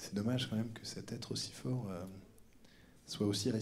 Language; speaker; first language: French; native; French